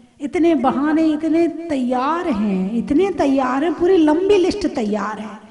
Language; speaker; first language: Hindi; native; Hindi